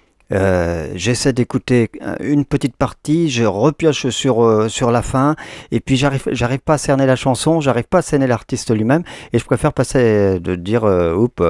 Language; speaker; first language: French; native; French